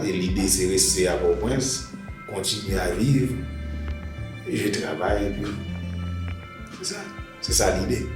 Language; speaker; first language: French; non-native, local second language; Haitian Creole